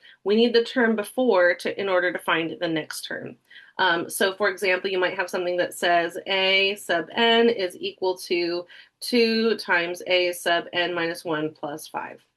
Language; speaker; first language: English; native; English